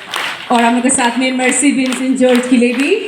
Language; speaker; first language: Hindi; non-native, local second language; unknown